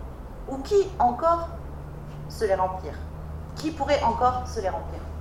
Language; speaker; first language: French; native; French